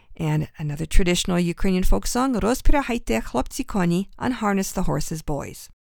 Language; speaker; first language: English; early bilingual, other home language; Ukrainian